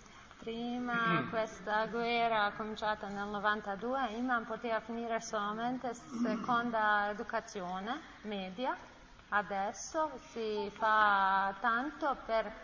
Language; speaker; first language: Italian; non-native, learner; Bosnian